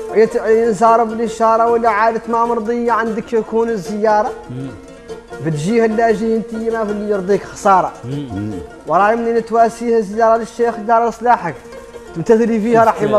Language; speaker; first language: Arabic; native; Arabic